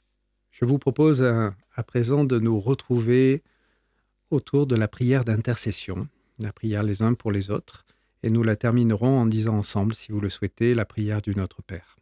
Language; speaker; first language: French; native; French